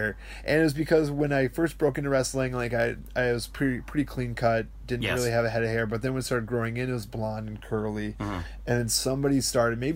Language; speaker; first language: English; native; English